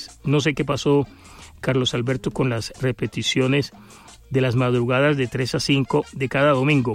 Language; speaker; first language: Spanish; native; Spanish